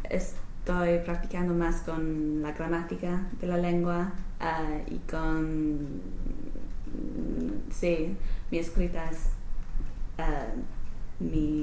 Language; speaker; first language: Spanish; non-native, learner; English